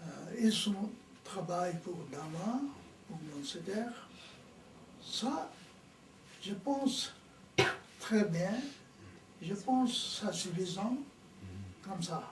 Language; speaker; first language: French; non-native, learner; Tibetan